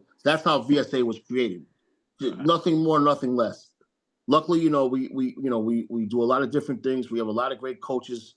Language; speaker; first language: English; native; English